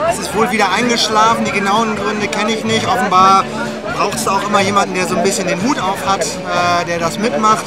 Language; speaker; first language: German; native; German